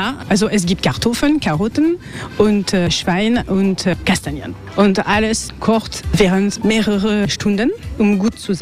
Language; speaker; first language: German; non-native, learner; French